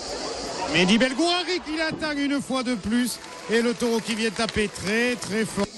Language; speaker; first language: French; native; French